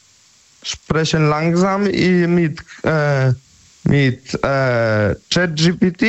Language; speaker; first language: German; non-native, learner; Polish